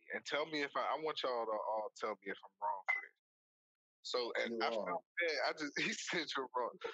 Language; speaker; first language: English; native; English